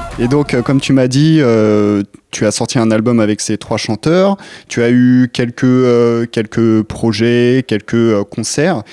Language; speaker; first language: French; native; French